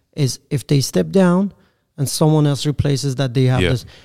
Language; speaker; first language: English; non-native, fluent; Persian